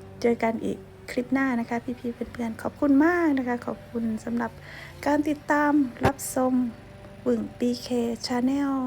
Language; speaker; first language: Thai; non-native, local second language; Lao